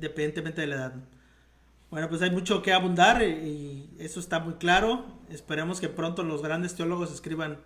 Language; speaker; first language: Spanish; native; Spanish